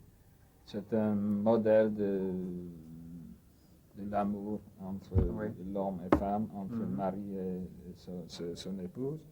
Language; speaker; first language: French; non-native, fluent; Polish